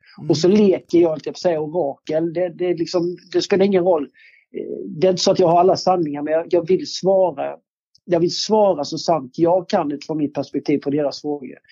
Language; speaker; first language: Swedish; native; Swedish